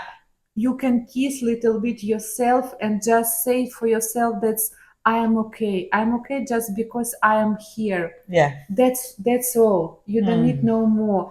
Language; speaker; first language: English; non-native, learner; Ukrainian